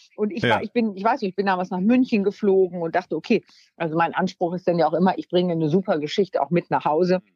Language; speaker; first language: German; native; German